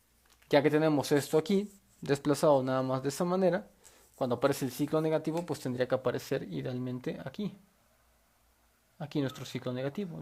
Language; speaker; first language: Spanish; native; Spanish